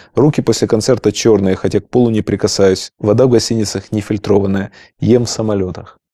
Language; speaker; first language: Russian; native; Russian